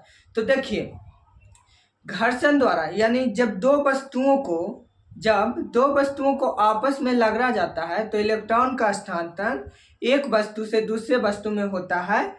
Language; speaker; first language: Hindi; native; Hindi